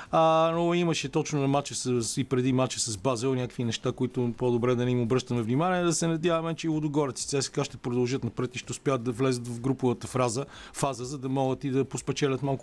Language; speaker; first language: Bulgarian; native; Bulgarian